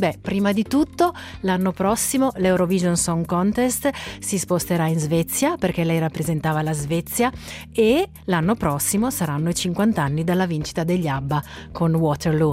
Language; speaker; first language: Italian; native; Italian